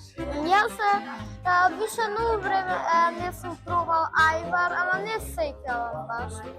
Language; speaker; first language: Macedonian; early bilingual, heritage; Macedonian